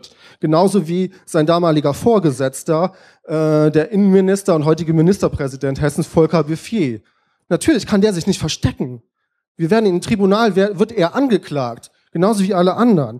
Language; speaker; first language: German; native; German